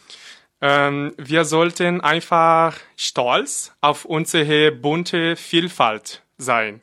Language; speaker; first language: German; non-native, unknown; Portuguese